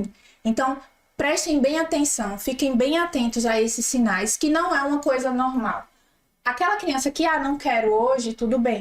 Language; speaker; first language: Portuguese; native; Portuguese